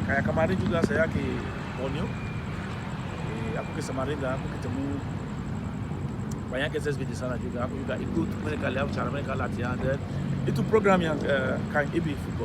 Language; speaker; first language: Indonesian; non-native, fluent; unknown